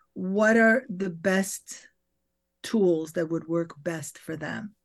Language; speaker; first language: English; early bilingual, other home language; French